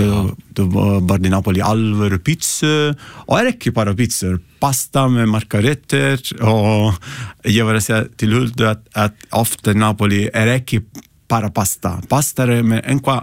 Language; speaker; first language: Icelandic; non-native, learner; Italian